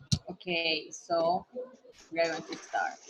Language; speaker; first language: English; non-native, learner; Spanish